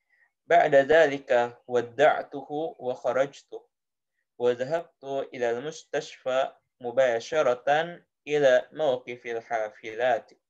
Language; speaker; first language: Arabic; non-native, fluent; Indonesian